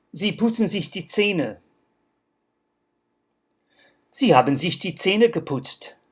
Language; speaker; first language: German; non-native, fluent; English